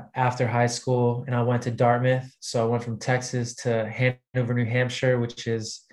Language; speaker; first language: English; native; English